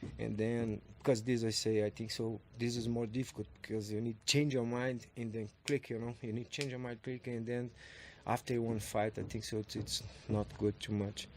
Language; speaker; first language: English; non-native, learner; Portuguese